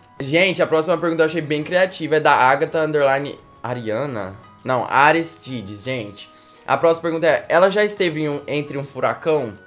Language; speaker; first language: Portuguese; native; Portuguese